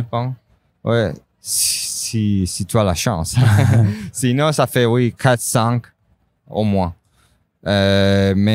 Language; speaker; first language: French; non-native, fluent; Spanish